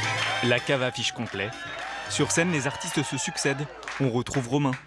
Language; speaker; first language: French; native; French